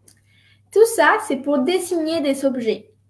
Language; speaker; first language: French; non-native, fluent; Spanish